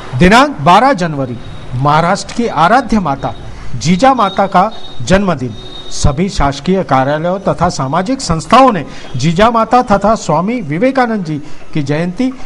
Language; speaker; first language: Hindi; non-native, local second language; Marathi